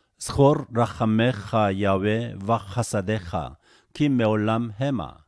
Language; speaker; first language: Hebrew; non-native, fluent; Korean